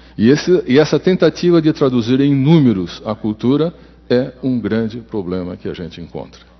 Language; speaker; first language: Portuguese; native; Portuguese